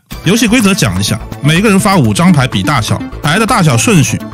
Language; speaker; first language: Chinese; native; Chinese